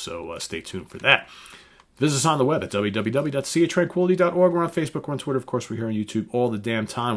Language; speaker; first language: English; native; English